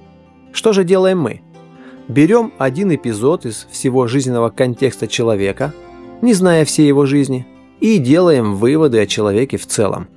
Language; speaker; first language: Russian; native; Russian